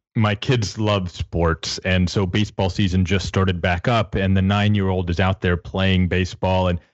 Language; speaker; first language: English; native; English